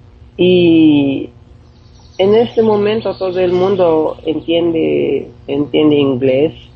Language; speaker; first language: Spanish; non-native, fluent; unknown